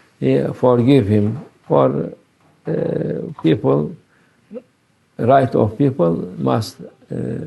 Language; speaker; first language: English; non-native, learner; Turkish